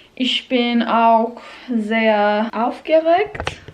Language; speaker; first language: German; non-native, learner; English